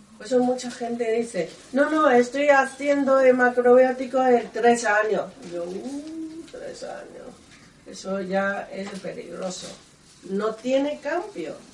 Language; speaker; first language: Spanish; non-native, learner; Chinese